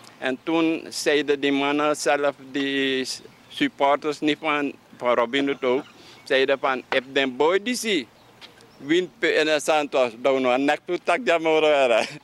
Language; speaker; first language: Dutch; native; Dutch